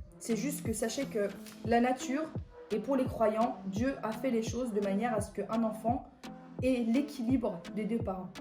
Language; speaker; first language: French; early bilingual, other home language; Persian